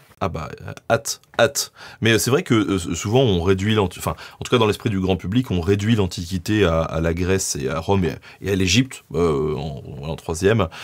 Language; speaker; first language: French; native; French